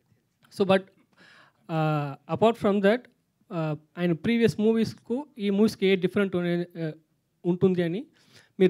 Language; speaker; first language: Telugu; non-native, local second language; Tamil